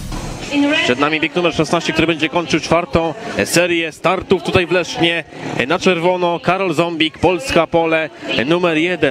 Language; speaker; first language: Polish; native; Polish